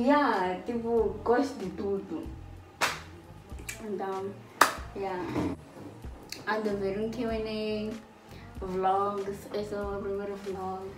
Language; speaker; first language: Portuguese; early bilingual, heritage; Portuguese